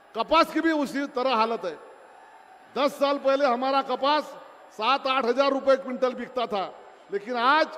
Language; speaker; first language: Hindi; non-native, local second language; Marathi